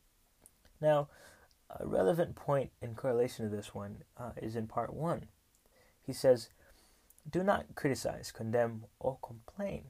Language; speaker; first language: English; non-native, local second language; Kinyarwanda